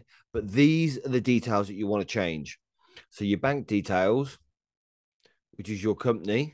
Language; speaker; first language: English; native; English